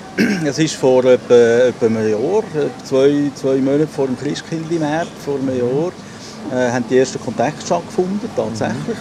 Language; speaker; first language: German; native; German